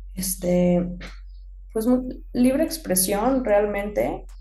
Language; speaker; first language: Spanish; early bilingual, heritage; Spanish